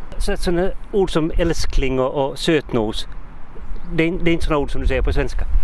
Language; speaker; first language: Swedish; native; Swedish